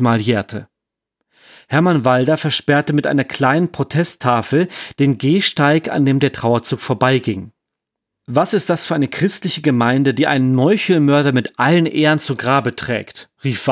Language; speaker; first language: German; native; German